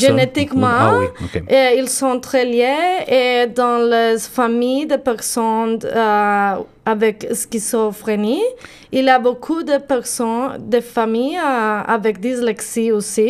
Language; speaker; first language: French; non-native, learner; Spanish